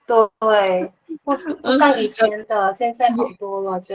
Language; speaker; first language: Chinese; non-native, learner; Filipino